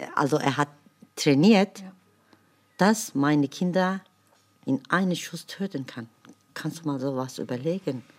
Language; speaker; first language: German; non-native, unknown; Kurdish